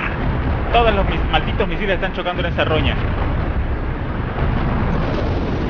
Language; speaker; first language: Spanish; native; Spanish